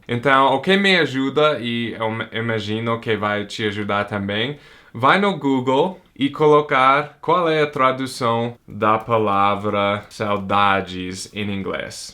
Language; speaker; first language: Portuguese; non-native, fluent; English